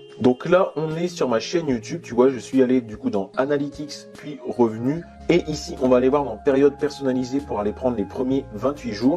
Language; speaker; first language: French; native; French